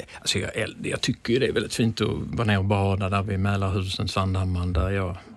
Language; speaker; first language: Swedish; native; Swedish